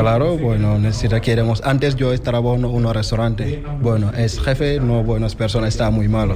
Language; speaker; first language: Spanish; non-native, learner; Wolof